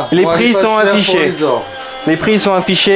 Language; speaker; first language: French; native; French